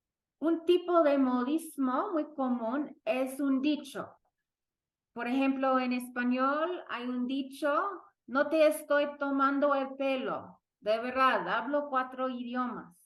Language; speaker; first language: Spanish; non-native, fluent; English